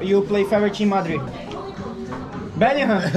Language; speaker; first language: English; non-native, learner; Portuguese